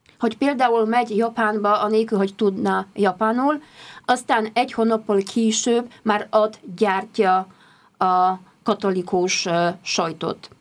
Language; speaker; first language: Hungarian; non-native, fluent; Polish